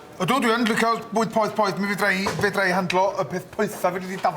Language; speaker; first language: Welsh; native; Welsh